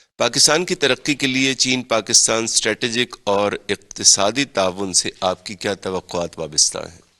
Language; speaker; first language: Urdu; non-native, fluent; Chinese